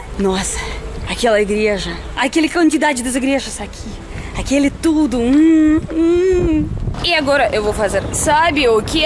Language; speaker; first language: Portuguese; non-native, fluent; Russian